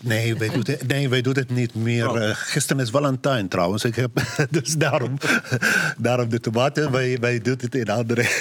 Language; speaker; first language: Dutch; non-native, learner; Arabic